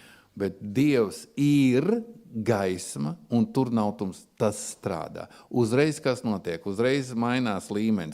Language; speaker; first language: Latvian; non-native, local second language; Russian